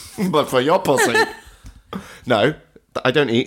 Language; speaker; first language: English; native; English